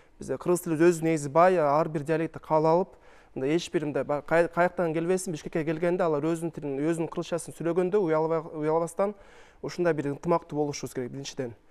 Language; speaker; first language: Kyrgyz; non-native, local second language; Russian